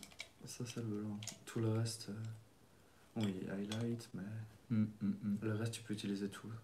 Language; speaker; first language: French; native; French